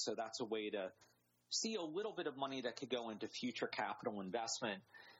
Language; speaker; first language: English; native; English